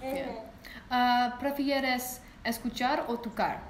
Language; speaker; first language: Spanish; non-native, learner; English